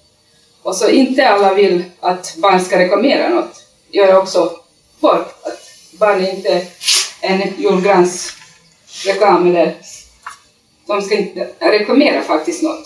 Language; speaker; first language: Swedish; non-native, learner; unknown